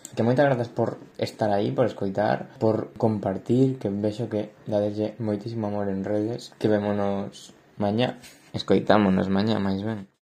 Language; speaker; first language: Galician; native; Galician